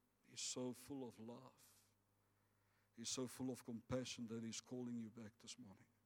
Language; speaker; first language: English; non-native, local second language; Afrikaans